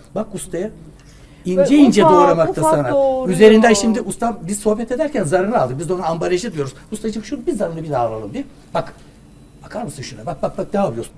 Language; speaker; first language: Turkish; native; Turkish